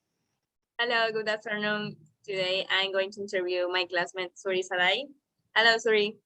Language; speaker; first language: English; non-native, learner; Spanish